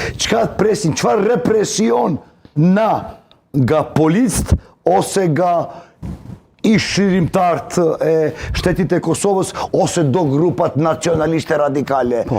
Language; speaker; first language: Albanian; non-native, local second language; Serbian